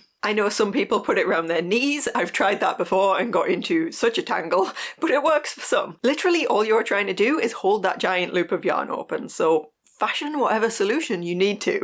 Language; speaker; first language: English; native; English